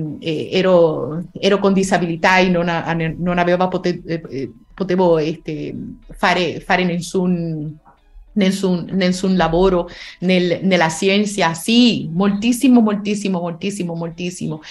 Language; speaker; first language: Italian; non-native, learner; Spanish